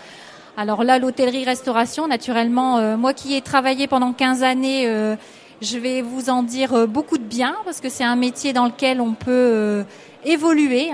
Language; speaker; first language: French; native; French